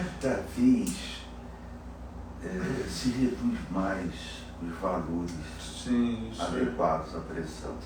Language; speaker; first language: Portuguese; native; Portuguese